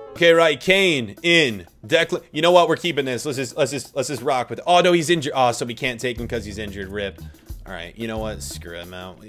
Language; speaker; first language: English; native; English